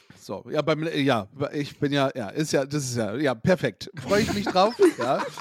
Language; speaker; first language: German; native; German